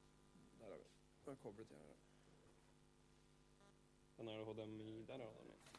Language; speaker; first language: Norwegian; native; Norwegian